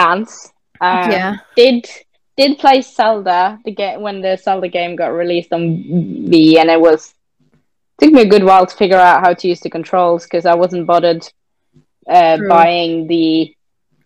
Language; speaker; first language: English; non-native, fluent; Norwegian